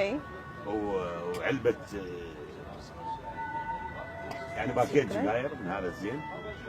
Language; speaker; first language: Arabic; native; Arabic